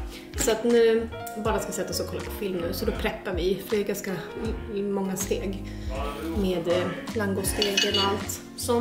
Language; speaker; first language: Swedish; native; Swedish